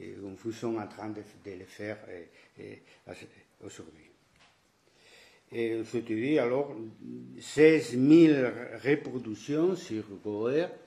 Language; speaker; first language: French; non-native, fluent; Spanish